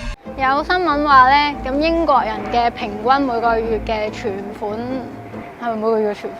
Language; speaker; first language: Cantonese; native; Cantonese